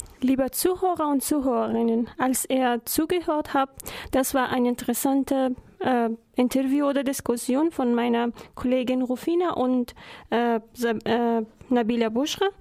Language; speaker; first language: German; non-native, learner; Persian